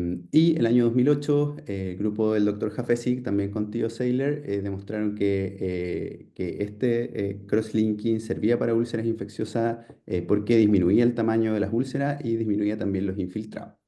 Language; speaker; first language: Spanish; native; Spanish